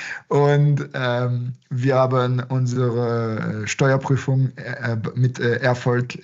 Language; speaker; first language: German; non-native, fluent; French